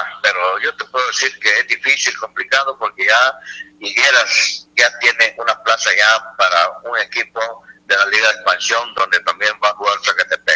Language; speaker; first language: Spanish; native; Spanish